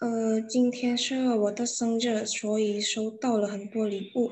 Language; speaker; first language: Chinese; non-native, learner; Indonesian